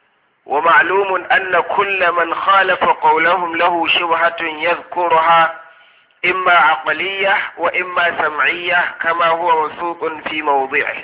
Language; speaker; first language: Arabic; non-native, fluent; Hausa